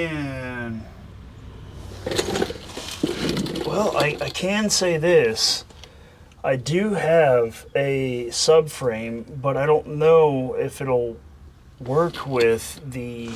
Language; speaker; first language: English; native; English